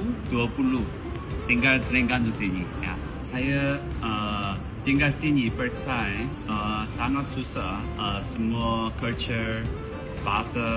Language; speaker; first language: Indonesian; non-native, learner; Korean